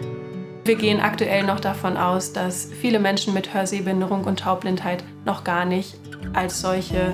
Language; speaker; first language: German; native; German